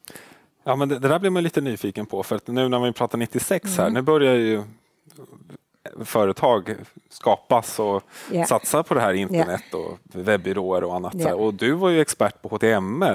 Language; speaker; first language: Swedish; native; Swedish